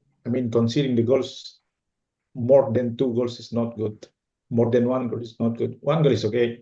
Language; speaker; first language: English; non-native, fluent; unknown